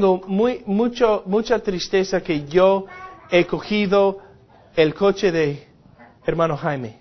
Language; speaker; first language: Spanish; non-native, fluent; English